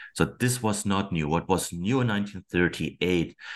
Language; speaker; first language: English; non-native, fluent; German